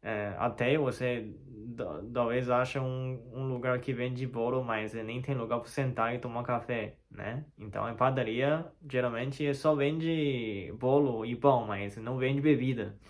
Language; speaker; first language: Portuguese; non-native, learner; Chinese